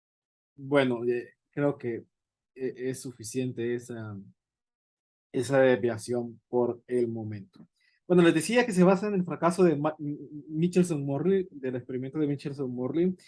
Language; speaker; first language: Spanish; native; Spanish